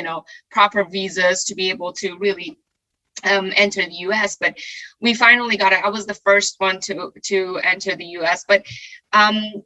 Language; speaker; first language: English; non-native, fluent; Persian